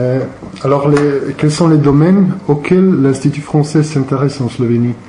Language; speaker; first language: French; non-native, learner; Slovenian